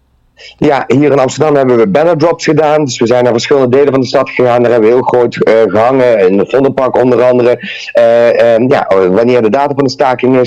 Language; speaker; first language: Dutch; native; Dutch